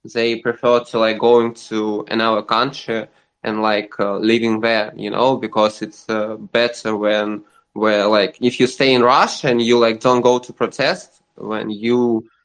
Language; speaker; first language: English; non-native, learner; Russian